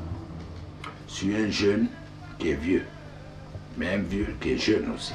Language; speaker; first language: French; non-native, local second language; Mandingo